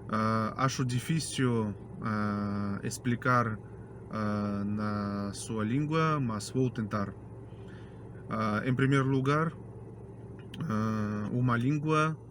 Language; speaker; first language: Portuguese; non-native, fluent; Russian